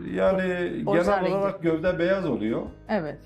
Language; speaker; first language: Turkish; native; Turkish